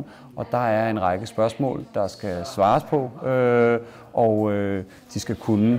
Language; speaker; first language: Danish; native; Danish